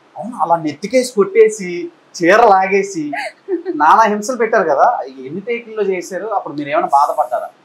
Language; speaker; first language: Telugu; native; Telugu